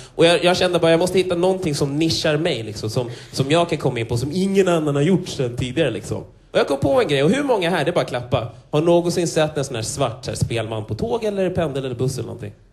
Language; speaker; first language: Swedish; native; Swedish